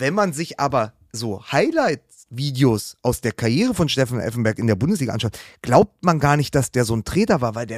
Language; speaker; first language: German; native; German